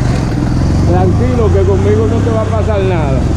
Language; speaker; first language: Spanish; native; Spanish